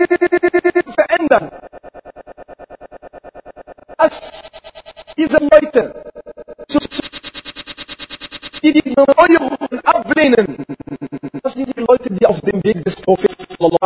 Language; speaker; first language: German; non-native, fluent; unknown